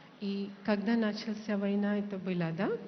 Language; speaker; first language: Russian; non-native, learner; Hindi